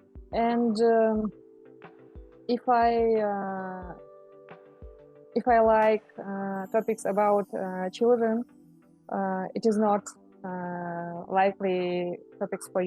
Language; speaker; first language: English; non-native, learner; Russian